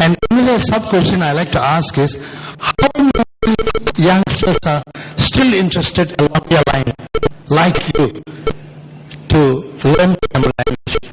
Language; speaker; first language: English; non-native, local second language; Tamil